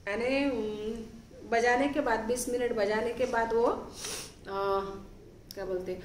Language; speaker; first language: Hindi; non-native, local second language; Marathi